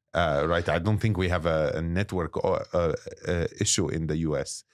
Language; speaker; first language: English; non-native, fluent; Arabic